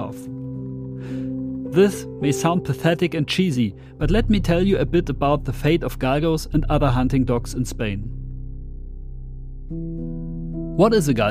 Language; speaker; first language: English; non-native, fluent; German